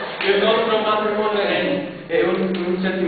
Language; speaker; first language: Italian; non-native, learner; English